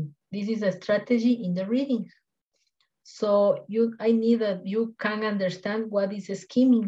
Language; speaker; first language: English; non-native, learner; Spanish